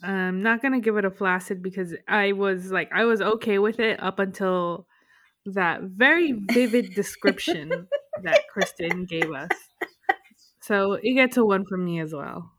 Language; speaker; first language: English; native; English